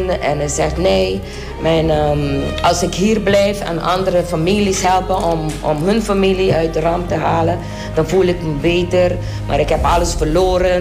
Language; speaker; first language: Dutch; non-native, local second language; Papiamento